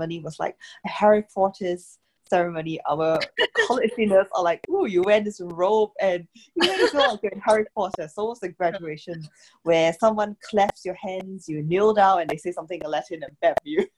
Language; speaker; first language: English; native; English